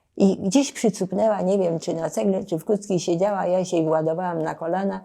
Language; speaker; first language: Polish; native; Polish